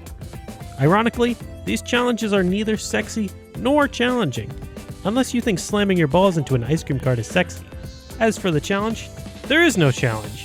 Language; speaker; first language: English; native; English